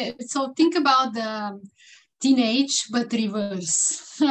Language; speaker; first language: English; non-native, fluent; Bulgarian